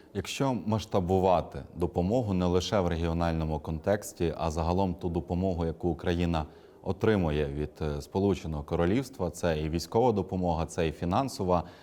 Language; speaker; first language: Ukrainian; native; Ukrainian